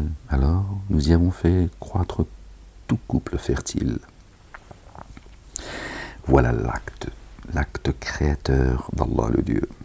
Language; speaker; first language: French; native; French